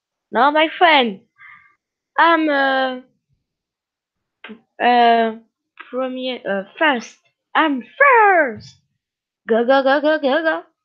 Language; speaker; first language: English; non-native, learner; French